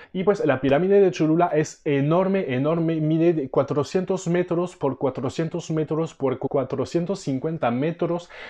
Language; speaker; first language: Spanish; non-native, fluent; French